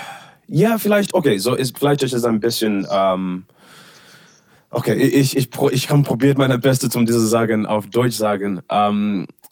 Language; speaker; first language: German; non-native, learner; English